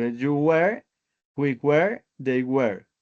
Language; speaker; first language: English; non-native, learner; Spanish